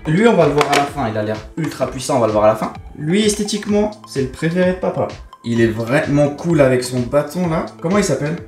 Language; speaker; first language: French; native; French